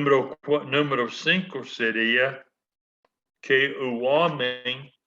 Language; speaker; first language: Portuguese; non-native, fluent; English